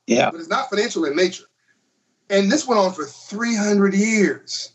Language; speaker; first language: English; native; English